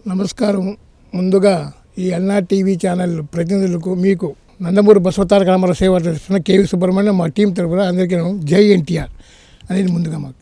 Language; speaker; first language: Telugu; native; Telugu